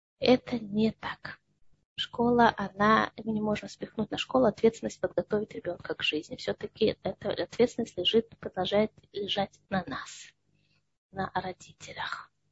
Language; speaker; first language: Russian; early bilingual, heritage; Russian